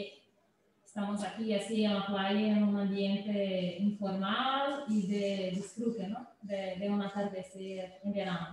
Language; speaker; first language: Spanish; non-native, fluent; Portuguese